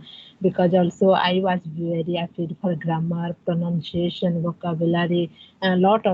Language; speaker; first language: English; non-native, learner; Odia